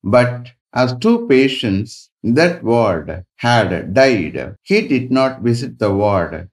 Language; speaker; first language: English; non-native, local second language; Tamil